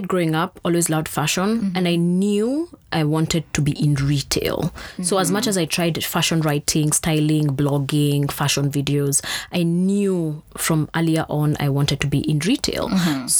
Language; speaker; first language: English; non-native, local second language; Kikuyu